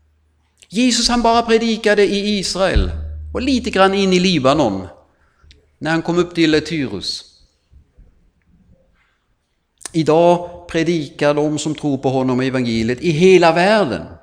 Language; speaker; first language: Swedish; non-native, fluent; German